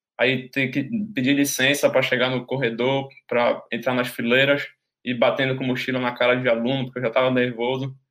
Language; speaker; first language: Portuguese; native; Portuguese